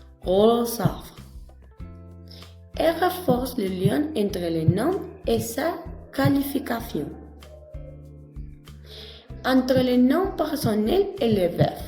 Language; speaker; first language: French; non-native, learner; Spanish